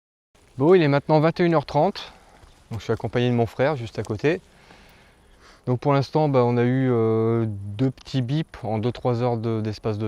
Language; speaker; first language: French; native; French